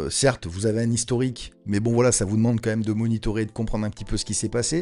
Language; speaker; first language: French; native; French